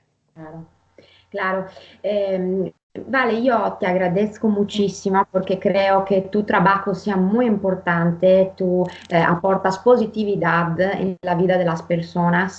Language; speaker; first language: Spanish; non-native, fluent; Italian